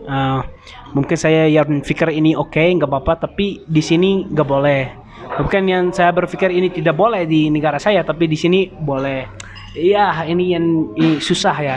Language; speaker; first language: Indonesian; non-native, learner; Arabic